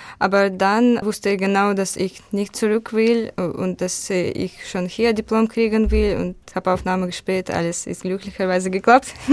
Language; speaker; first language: German; non-native, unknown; Ukrainian